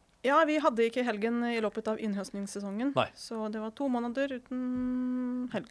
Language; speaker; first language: Norwegian; non-native, fluent; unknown